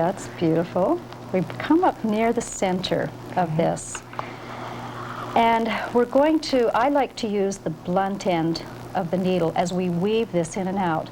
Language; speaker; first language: English; native; English